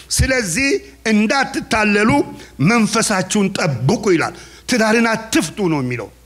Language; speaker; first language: Amharic; non-native, local second language; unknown